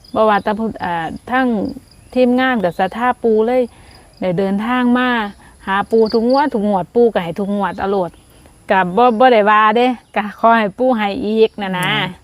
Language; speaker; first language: Thai; native; Thai